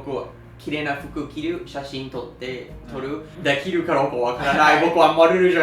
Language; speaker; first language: Japanese; non-native, learner; English